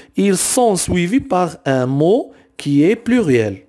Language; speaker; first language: French; non-native, local second language; Arabic